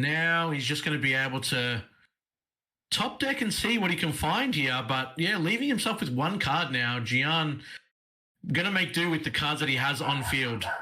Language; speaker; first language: English; native; English